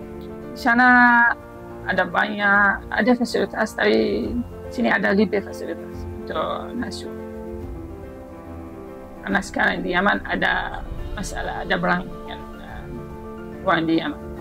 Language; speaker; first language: Indonesian; non-native, learner; Arabic